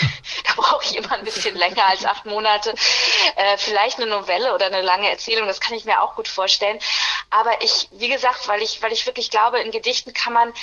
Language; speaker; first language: German; native; German